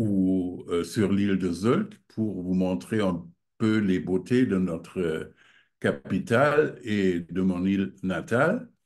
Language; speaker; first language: French; non-native, fluent; German